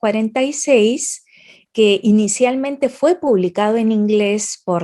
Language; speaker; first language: Spanish; native; Spanish